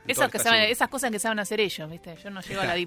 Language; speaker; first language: Spanish; native; Spanish